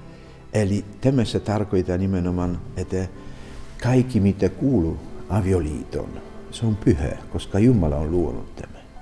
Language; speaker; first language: Finnish; non-native, fluent; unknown